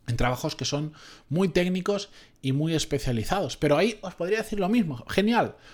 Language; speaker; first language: Spanish; native; Spanish